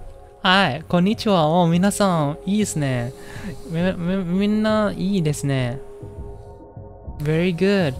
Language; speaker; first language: Japanese; non-native, learner; Indonesian